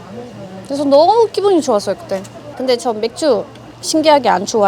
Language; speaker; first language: Korean; non-native, learner; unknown